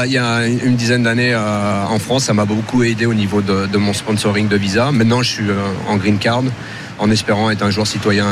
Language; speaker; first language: French; native; French